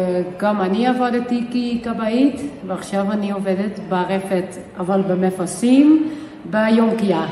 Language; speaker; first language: Hebrew; non-native, fluent; Dutch